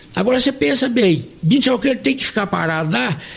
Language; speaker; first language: Portuguese; native; Portuguese